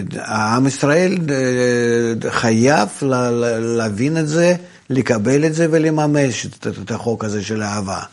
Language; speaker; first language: Hebrew; non-native, fluent; Russian